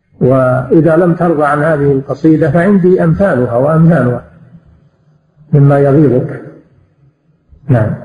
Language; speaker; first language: Arabic; native; Arabic